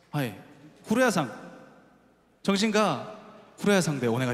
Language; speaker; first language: Japanese; non-native, fluent; Korean